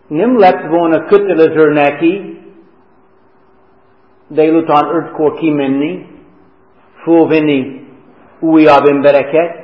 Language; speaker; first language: Hungarian; non-native, fluent; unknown